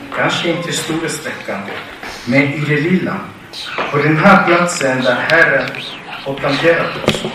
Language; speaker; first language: Swedish; non-native, fluent; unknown